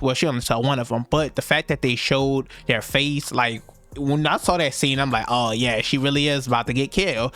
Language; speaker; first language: English; native; English